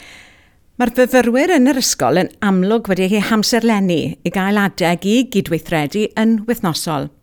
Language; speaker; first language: Welsh; native; Welsh